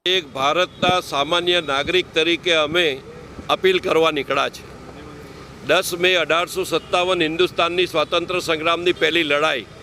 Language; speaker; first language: Gujarati; non-native, local second language; Sindhi